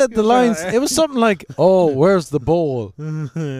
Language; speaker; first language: English; native; English